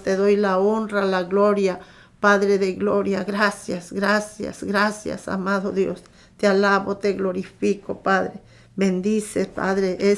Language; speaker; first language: Spanish; native; Spanish